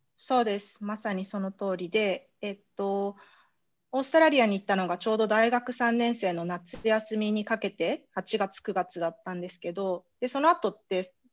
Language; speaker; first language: Japanese; native; Japanese